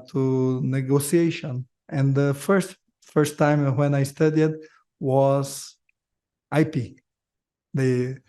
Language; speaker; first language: English; non-native, learner; Portuguese